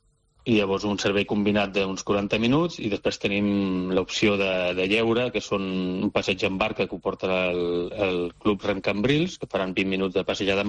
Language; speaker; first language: Catalan; native; Catalan